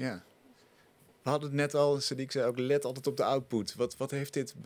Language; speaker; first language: Dutch; native; Dutch